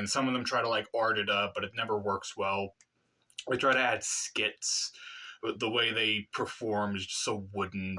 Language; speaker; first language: English; native; English